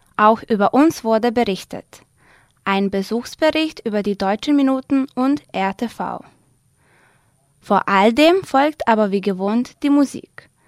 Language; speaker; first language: German; non-native, fluent; Serbian